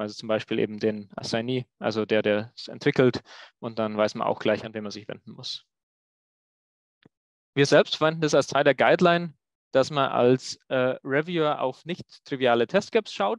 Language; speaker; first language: German; native; German